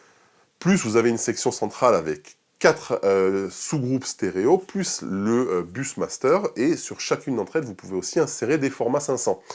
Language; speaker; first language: French; native; French